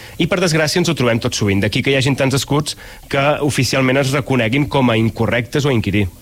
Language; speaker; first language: Catalan; native; Catalan